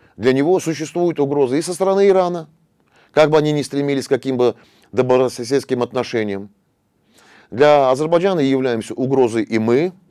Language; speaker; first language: Russian; non-native, local second language; Armenian